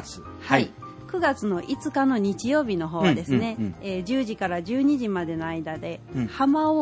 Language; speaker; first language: Japanese; native; Japanese